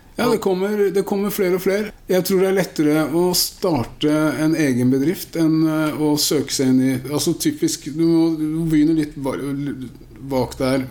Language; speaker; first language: Norwegian; native; Norwegian